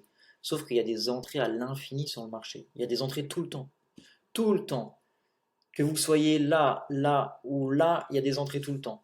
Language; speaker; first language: French; native; French